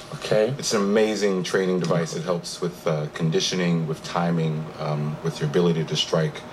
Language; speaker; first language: English; native; English